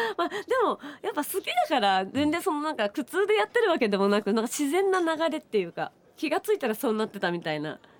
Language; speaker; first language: Japanese; native; Japanese